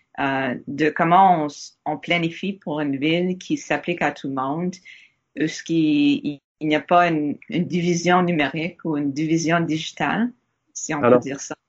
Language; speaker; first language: French; non-native, learner; English